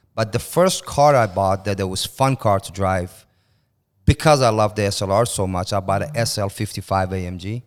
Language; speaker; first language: English; non-native, fluent; Persian